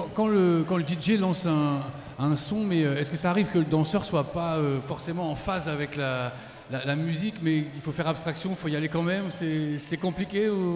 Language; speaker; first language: French; native; French